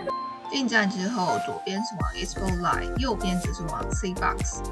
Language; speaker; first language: Chinese; native; Chinese